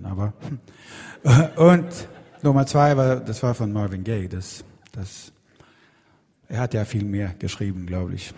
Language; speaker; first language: German; non-native, learner; Swedish